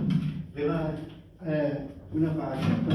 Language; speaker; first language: Spanish; non-native, learner; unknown